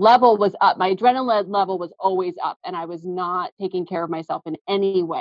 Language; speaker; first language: English; native; English